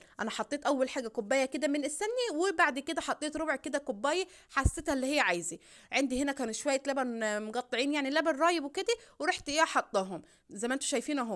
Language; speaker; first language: Arabic; native; Arabic